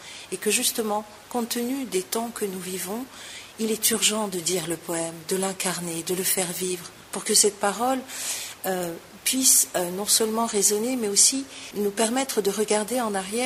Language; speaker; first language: French; native; French